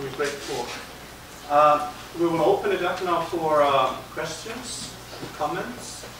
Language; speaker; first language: English; non-native, fluent; Icelandic